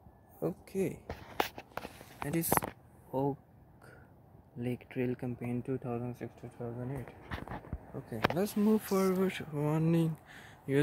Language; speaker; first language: English; non-native, learner; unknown